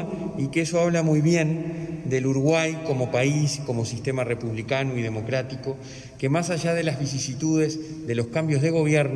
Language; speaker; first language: Spanish; native; Spanish